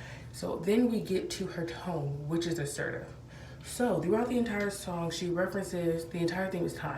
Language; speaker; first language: English; native; English